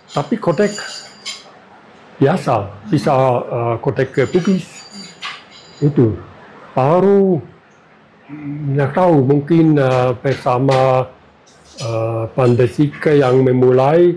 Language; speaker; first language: Indonesian; non-native, fluent; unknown